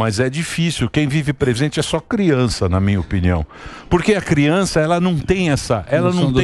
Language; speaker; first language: Portuguese; native; Portuguese